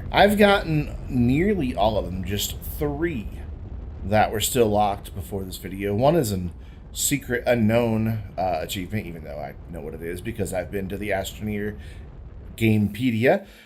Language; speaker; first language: English; native; English